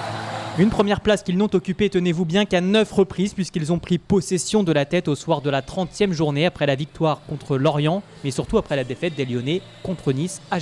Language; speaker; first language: French; native; French